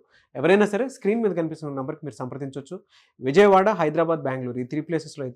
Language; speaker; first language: Telugu; native; Telugu